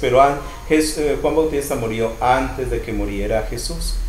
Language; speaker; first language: Spanish; native; Spanish